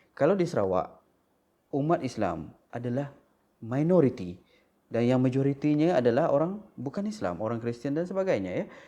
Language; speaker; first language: Malay; non-native, local second language; Iban